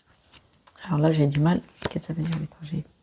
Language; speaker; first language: French; native; French